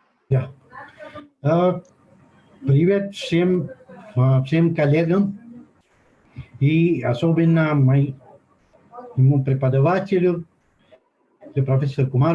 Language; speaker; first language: Russian; non-native, fluent; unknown